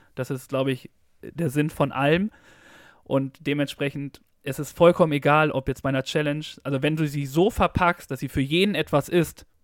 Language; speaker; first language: German; native; German